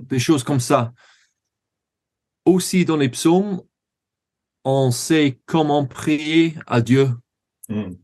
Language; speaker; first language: French; non-native, fluent; English